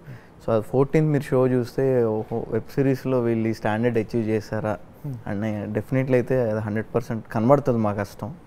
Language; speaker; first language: Telugu; native; Telugu